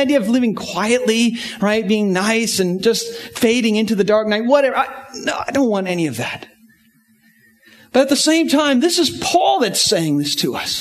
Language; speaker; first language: English; native; English